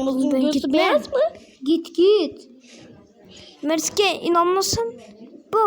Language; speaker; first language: Turkish; native; Turkish